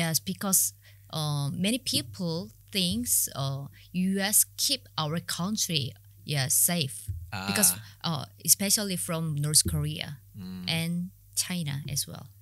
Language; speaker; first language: English; non-native, learner; Korean